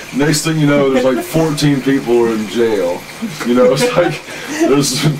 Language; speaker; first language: English; native; English